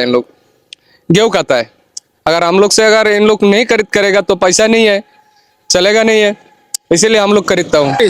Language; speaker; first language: Hindi; non-native, learner; Bangla